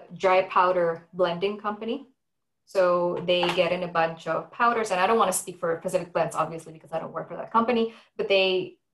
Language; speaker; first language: English; non-native, fluent; Indonesian